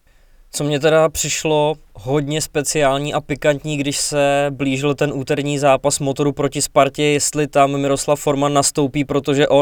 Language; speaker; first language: Czech; native; Czech